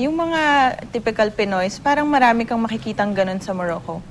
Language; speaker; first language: Filipino; early bilingual, heritage; Filipino